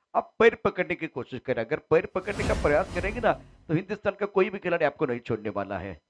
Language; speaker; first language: Hindi; non-native, local second language; Marathi